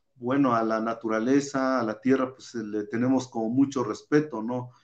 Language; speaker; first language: Spanish; non-native, local second language; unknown